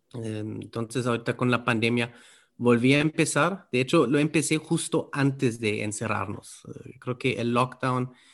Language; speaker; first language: Spanish; non-native, fluent; German